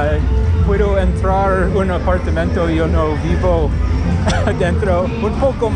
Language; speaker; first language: Spanish; non-native, learner; English